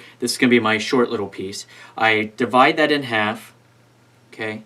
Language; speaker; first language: English; native; English